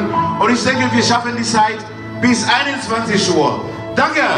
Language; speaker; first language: German; non-native, fluent; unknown